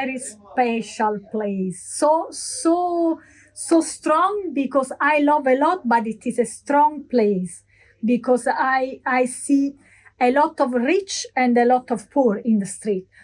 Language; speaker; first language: English; non-native, learner; Italian